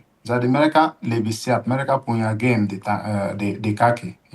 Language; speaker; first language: Indonesian; non-native, fluent; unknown